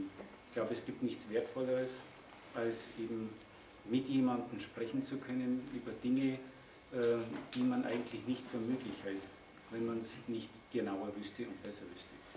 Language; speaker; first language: German; native; German